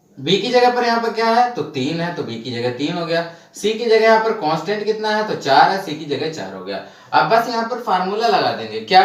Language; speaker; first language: Hindi; native; Hindi